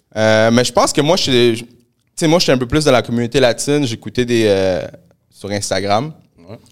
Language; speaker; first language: French; early bilingual, other home language; Spanish